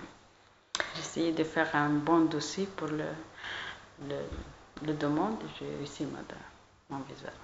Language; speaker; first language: French; non-native, learner; Arabic